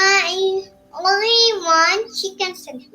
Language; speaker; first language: English; non-native, learner; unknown